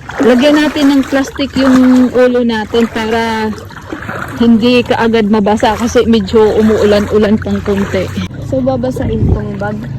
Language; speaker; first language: Filipino; non-native, local second language; Waray